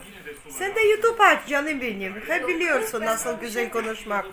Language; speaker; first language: Turkish; non-native, learner; Russian